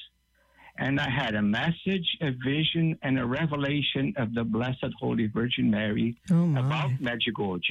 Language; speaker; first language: English; non-native, fluent; Portuguese